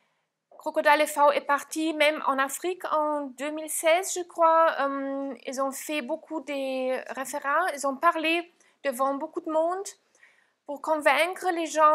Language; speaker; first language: French; non-native, fluent; German